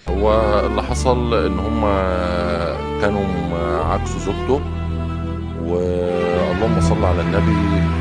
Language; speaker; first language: Arabic; native; Arabic